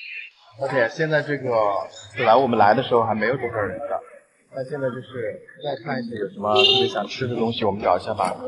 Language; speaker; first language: Chinese; native; Chinese